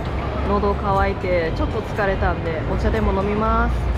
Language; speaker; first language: Japanese; native; Japanese